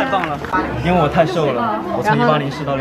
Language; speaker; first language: Chinese; native; Chinese